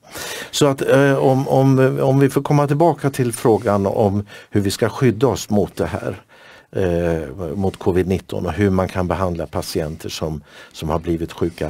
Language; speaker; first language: Swedish; native; Swedish